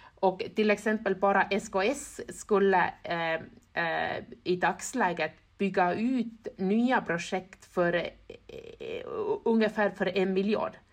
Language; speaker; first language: Swedish; non-native, fluent; Estonian